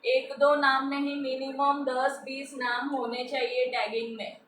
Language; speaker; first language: Hindi; non-native, local second language; Marathi